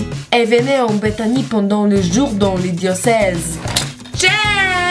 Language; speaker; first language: French; non-native, fluent; Polish